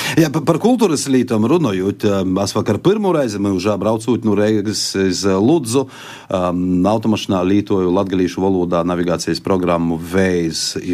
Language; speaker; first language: Latvian; native; Latvian